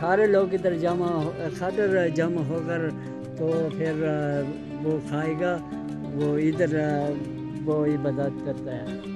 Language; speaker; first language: Hindi; non-native, local second language; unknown